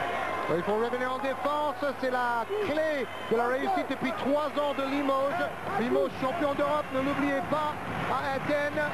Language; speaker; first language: French; native; French